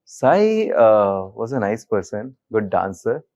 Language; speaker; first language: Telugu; non-native, learner; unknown